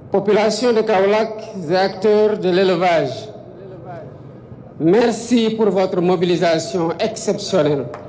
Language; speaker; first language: French; non-native, local second language; Wolof